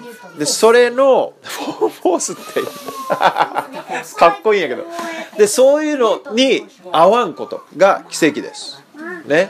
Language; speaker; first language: Japanese; native; Japanese